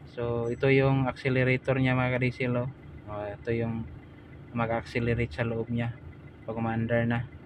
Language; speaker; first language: Filipino; non-native, local second language; Cebuano